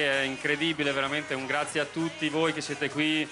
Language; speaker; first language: Italian; native; Italian